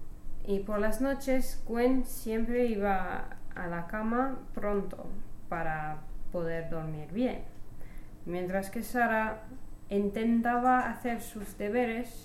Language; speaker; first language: Spanish; non-native, learner; English